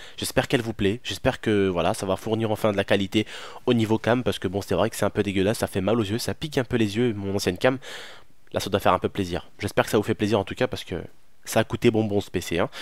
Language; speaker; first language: French; early bilingual, other home language; Arabic